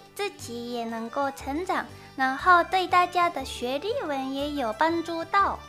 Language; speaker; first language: Chinese; non-native, fluent; Japanese